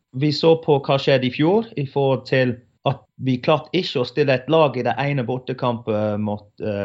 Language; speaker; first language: Norwegian; non-native, fluent; English